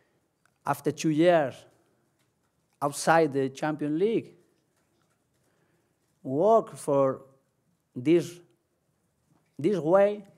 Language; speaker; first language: English; non-native, learner; Spanish